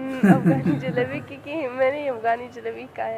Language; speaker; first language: Hindi; non-native, learner; Pashto